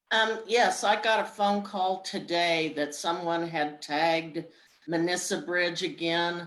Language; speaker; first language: English; native; English